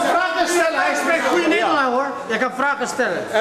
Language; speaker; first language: Dutch; non-native, learner; Somali